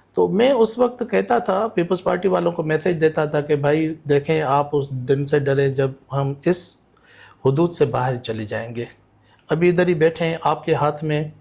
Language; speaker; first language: Urdu; non-native, local second language; Sindhi